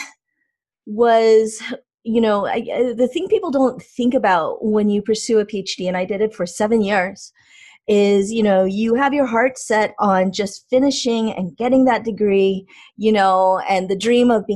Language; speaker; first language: English; native; English